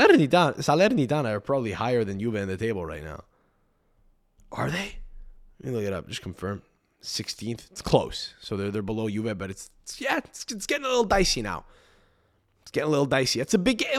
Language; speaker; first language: English; early bilingual, other home language; Italian